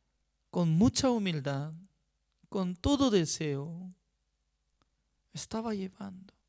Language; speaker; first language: Spanish; non-native, fluent; Korean